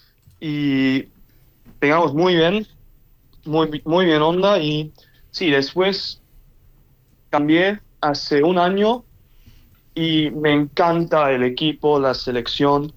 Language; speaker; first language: Spanish; early bilingual, heritage; English